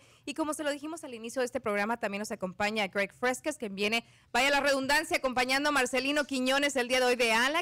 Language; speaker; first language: Spanish; native; Spanish